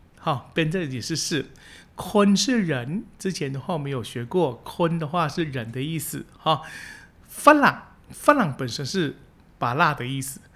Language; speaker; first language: Chinese; early bilingual, heritage; Chinese